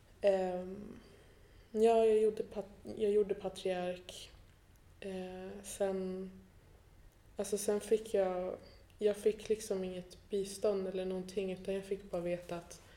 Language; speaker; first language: Swedish; early bilingual, other home language; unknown